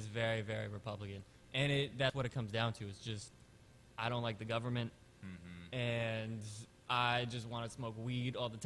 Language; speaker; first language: English; early bilingual, other home language; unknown